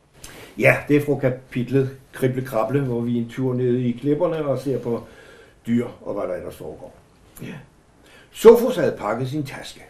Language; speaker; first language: Danish; native; Danish